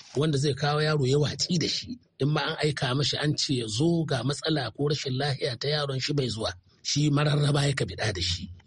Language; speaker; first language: Hausa; native; Hausa